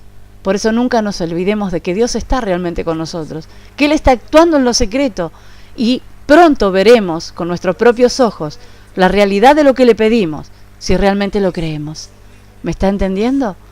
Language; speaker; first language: Spanish; native; Spanish